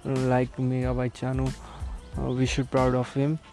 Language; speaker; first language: English; non-native, local second language; Hindi